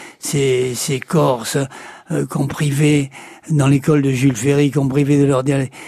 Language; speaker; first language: French; native; French